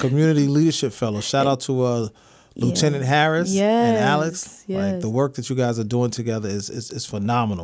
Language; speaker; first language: English; native; English